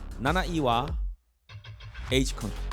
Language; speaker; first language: Japanese; non-native, learner; Korean